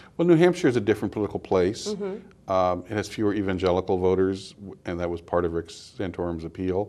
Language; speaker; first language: English; native; English